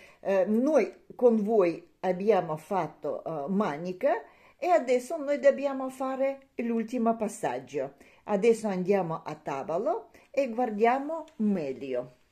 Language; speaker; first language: Italian; non-native, learner; Russian